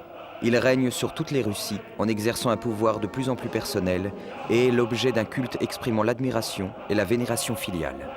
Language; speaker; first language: French; native; French